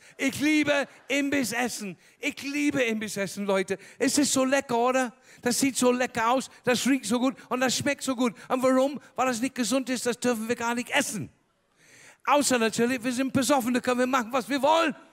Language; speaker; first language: German; native; German